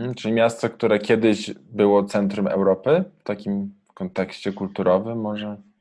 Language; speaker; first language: Polish; native; Polish